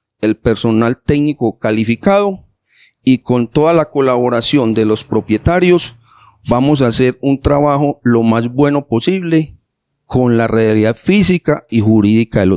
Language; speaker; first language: Spanish; native; Spanish